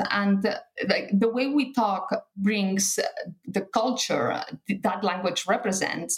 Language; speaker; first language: English; non-native, fluent; Catalan